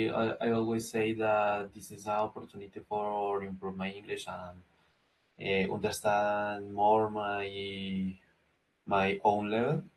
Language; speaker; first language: English; non-native, learner; Spanish